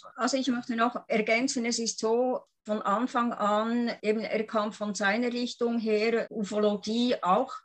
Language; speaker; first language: German; native; German